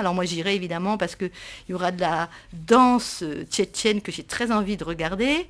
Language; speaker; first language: French; native; French